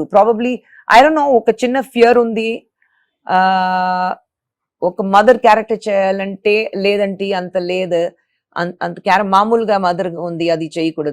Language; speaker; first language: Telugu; non-native, fluent; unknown